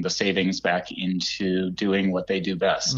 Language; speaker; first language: English; native; English